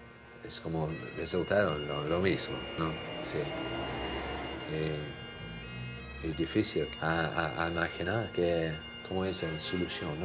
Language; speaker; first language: Spanish; non-native, fluent; English